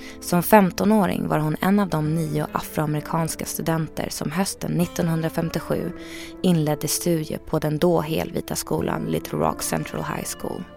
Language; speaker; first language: Swedish; non-native, learner; English